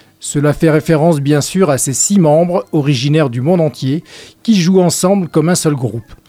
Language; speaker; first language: French; native; French